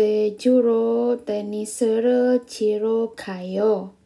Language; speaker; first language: Korean; non-native, fluent; Indonesian